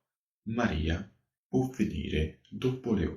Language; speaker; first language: Italian; non-native, fluent; Georgian